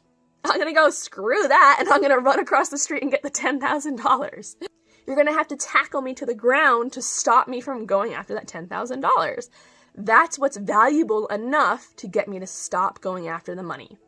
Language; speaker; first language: English; native; English